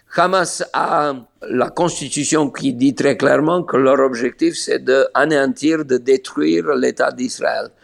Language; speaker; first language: French; non-native, fluent; Slovenian